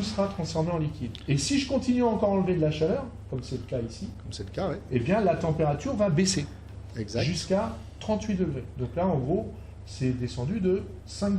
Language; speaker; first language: French; native; French